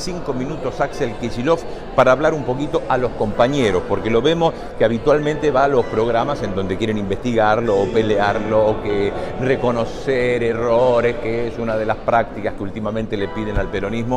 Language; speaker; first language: Spanish; native; Spanish